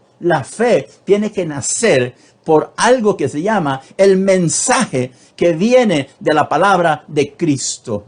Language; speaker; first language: Spanish; native; Spanish